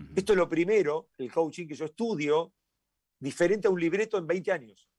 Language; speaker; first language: Spanish; native; Spanish